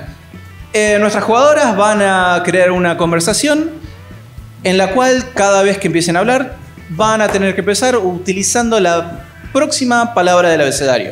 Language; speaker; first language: Spanish; native; Spanish